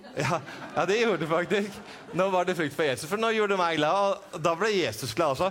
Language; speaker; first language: Norwegian; native; Norwegian